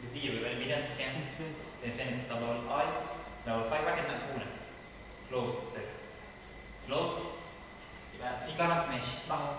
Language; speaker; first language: Arabic; native; Arabic